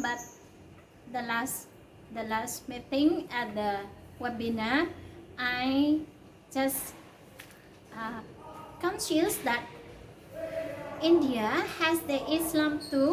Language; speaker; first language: English; non-native, learner; Indonesian